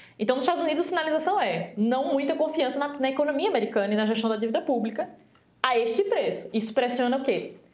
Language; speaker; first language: Portuguese; native; Portuguese